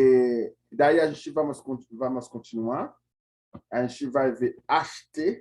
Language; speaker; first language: Portuguese; non-native, fluent; Haitian Creole